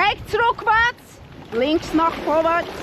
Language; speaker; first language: German; non-native, learner; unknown